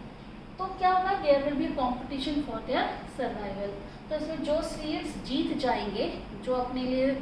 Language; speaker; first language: Hindi; native; Hindi